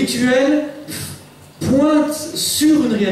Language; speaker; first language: French; native; French